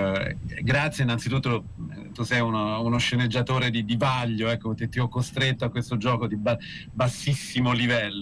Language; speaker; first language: Italian; native; Italian